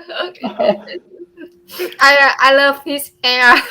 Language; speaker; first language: English; non-native, learner; Vietnamese